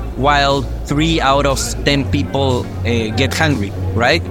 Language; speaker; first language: English; non-native, fluent; Spanish